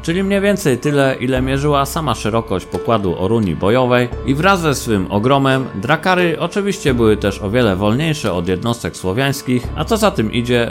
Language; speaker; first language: Polish; native; Polish